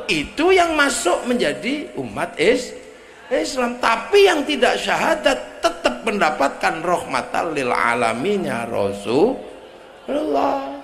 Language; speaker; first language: Indonesian; non-native, local second language; Javanese